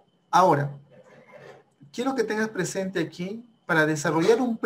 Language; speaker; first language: Spanish; native; Spanish